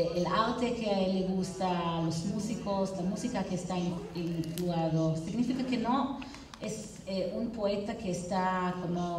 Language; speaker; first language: Spanish; non-native, fluent; Hebrew